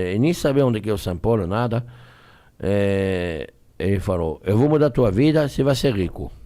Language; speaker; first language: Portuguese; non-native, fluent; French